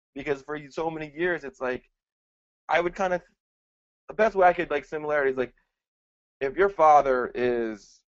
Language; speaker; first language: English; early bilingual, other home language; Spanish